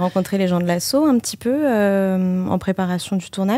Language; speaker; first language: French; native; French